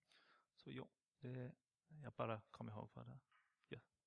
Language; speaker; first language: Swedish; non-native, learner; English